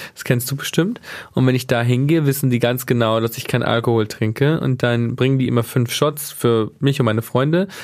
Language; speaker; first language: German; native; German